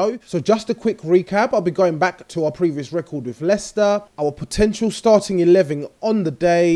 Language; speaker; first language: English; native; English